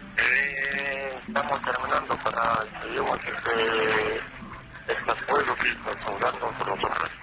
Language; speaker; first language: Spanish; non-native, learner; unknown